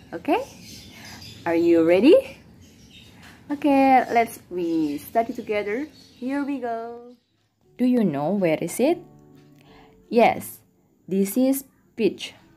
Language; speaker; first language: English; non-native, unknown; Indonesian